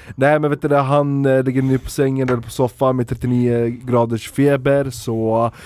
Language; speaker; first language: Swedish; early bilingual, other home language; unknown